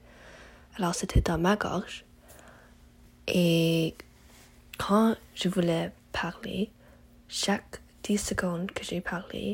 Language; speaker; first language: French; non-native, learner; English